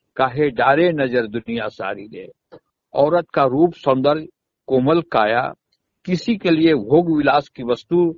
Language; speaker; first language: Hindi; native; Hindi